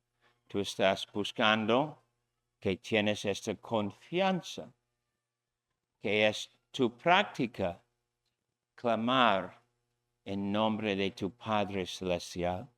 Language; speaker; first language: Spanish; non-native, fluent; English